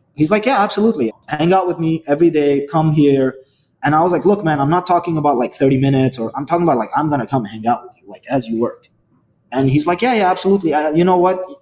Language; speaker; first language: English; non-native, fluent; Arabic